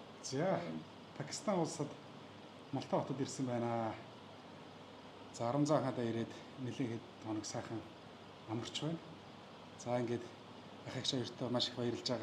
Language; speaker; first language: Mongolian; native; Mongolian